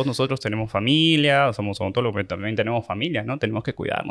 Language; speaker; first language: Spanish; native; Spanish